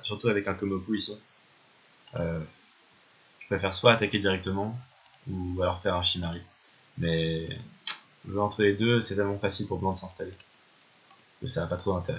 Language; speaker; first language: French; native; French